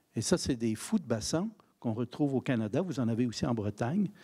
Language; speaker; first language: French; native; French